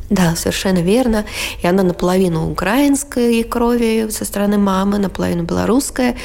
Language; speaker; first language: Russian; native; Russian